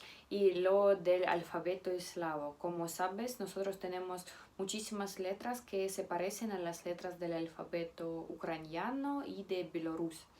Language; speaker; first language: Spanish; non-native, fluent; Russian